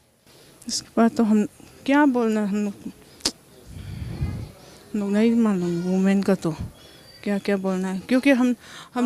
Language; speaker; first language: Hindi; non-native, local second language; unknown